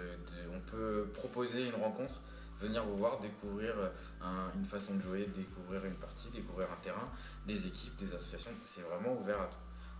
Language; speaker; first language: French; native; French